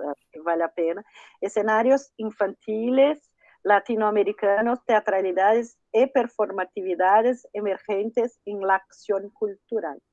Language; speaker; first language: Portuguese; native; Portuguese